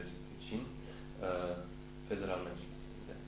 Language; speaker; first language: Turkish; non-native, learner; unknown